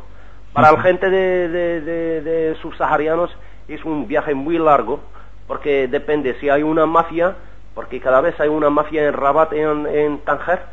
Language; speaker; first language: Spanish; non-native, learner; Arabic